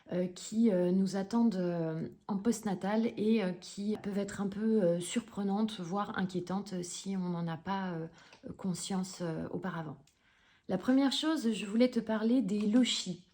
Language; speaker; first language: French; native; French